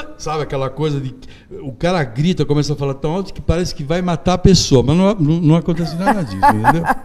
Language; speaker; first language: Portuguese; early bilingual, other home language; Italian